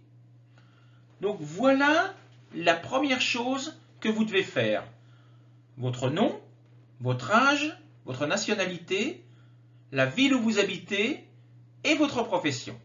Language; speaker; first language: French; native; French